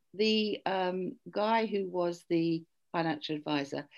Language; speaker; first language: English; native; English